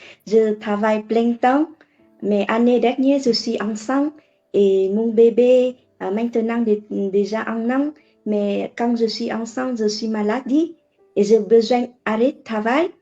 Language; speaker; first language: French; non-native, learner; Vietnamese